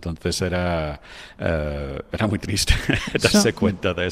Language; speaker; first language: Spanish; non-native, fluent; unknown